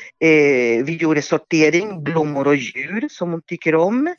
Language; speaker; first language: Swedish; non-native, fluent; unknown